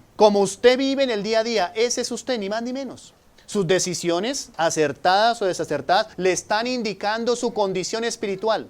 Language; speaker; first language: Spanish; native; Spanish